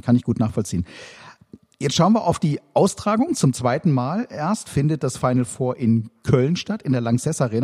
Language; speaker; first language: German; native; German